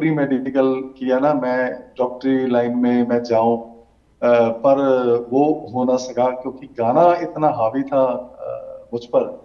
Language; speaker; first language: Hindi; native; Hindi